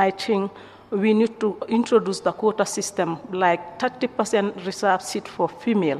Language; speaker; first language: English; non-native, local second language; Mandingo